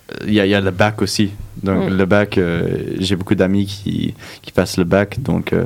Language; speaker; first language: French; non-native, fluent; English